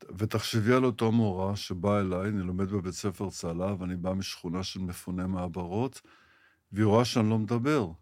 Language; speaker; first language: Hebrew; early bilingual, other home language; Arabic